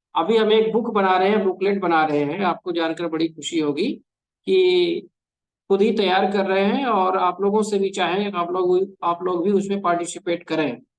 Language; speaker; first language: Hindi; native; Hindi